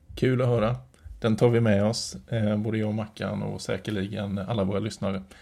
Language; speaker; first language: Swedish; native; Swedish